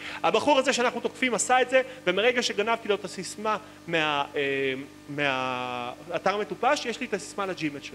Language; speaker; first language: Hebrew; native; Hebrew